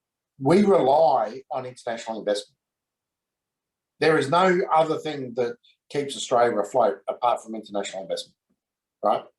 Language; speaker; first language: English; native; English